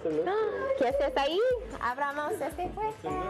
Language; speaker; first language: Spanish; non-native, learner; English